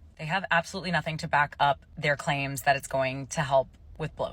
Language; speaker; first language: English; native; English